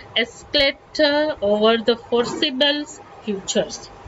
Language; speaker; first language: English; non-native, local second language; Gujarati